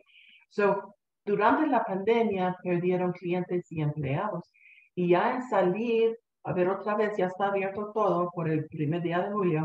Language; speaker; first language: Spanish; early bilingual, heritage; Spanish